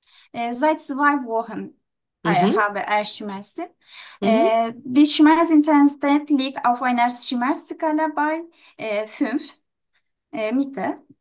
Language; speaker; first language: German; non-native, learner; Turkish